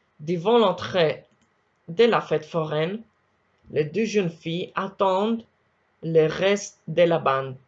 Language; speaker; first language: French; non-native, learner; Spanish